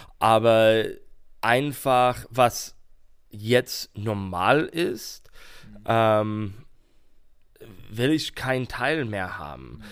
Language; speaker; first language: German; non-native, fluent; English